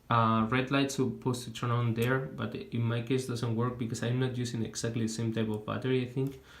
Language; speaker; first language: English; non-native, fluent; Spanish